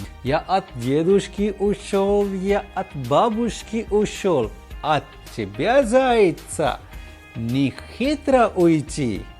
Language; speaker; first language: Russian; non-native, fluent; Hindi